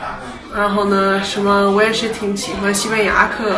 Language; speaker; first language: Chinese; early bilingual, heritage; Chinese